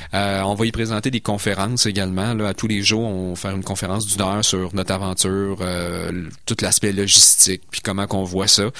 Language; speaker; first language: French; native; French